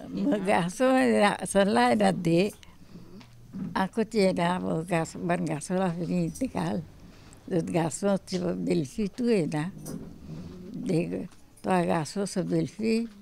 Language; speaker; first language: French; non-native, learner; Morisyen